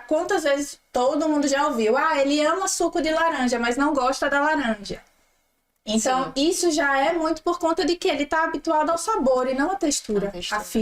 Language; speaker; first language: Portuguese; native; Portuguese